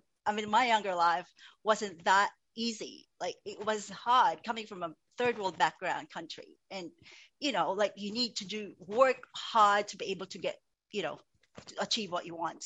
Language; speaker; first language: English; non-native, local second language; Cebuano